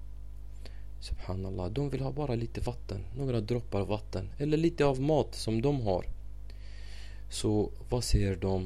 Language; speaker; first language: Swedish; non-native, fluent; Arabic